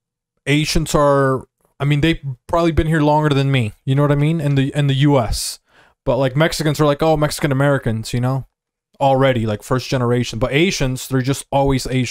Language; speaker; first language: English; native; English